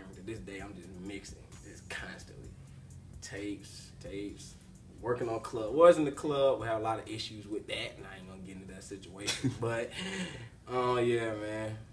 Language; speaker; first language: English; native; English